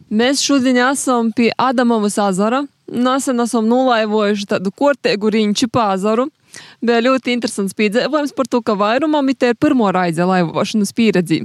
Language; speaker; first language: Latvian; native; Latvian